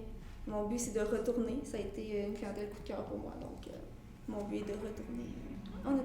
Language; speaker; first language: French; native; French